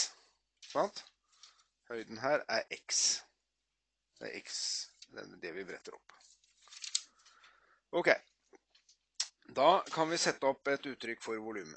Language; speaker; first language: Norwegian; native; Norwegian